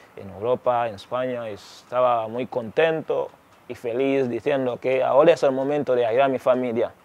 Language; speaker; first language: Spanish; non-native, fluent; Ganda